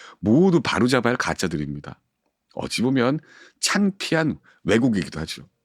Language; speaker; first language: Korean; native; Korean